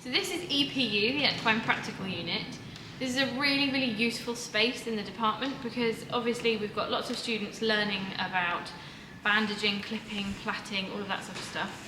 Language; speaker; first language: English; native; English